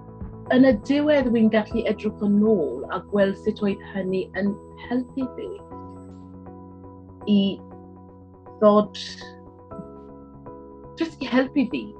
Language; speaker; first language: Welsh; non-native, learner; English